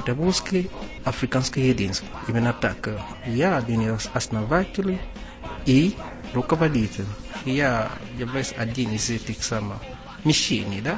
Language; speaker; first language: Russian; non-native, fluent; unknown